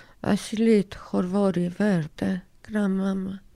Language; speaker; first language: Swedish; non-native, learner; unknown